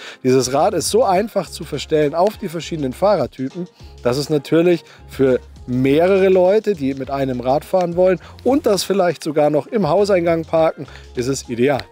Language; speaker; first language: German; native; German